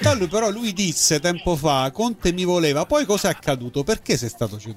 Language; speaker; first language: Italian; native; Italian